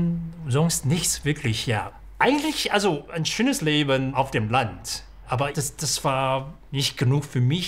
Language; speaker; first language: German; non-native, fluent; Chinese